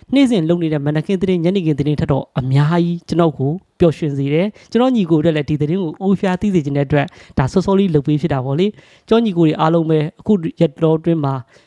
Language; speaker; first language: Burmese; native; Burmese